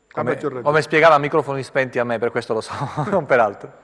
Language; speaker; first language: Italian; native; Italian